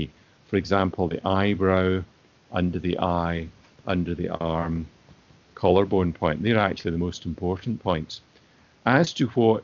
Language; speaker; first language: English; native; English